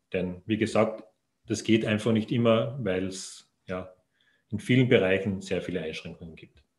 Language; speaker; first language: German; native; German